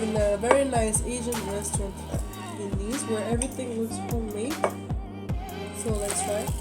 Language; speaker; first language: English; non-native, fluent; French